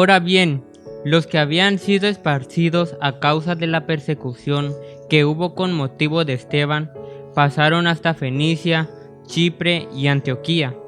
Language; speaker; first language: Spanish; native; Spanish